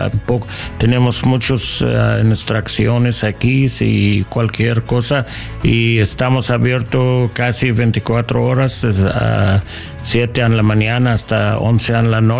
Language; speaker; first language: Spanish; non-native, learner; English